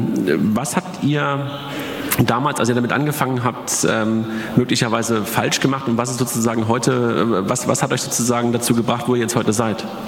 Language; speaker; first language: German; native; German